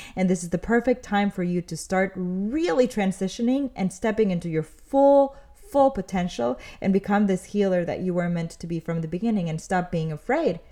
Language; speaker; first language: English; early bilingual, other home language; Spanish